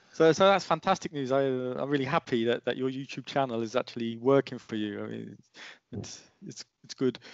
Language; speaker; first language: English; native; English